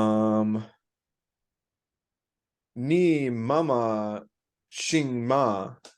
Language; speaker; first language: Chinese; non-native, learner; English